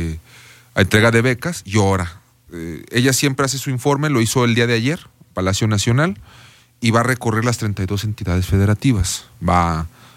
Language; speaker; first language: Spanish; native; Spanish